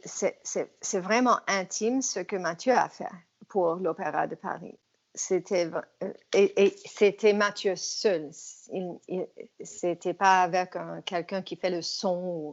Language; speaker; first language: French; non-native, fluent; English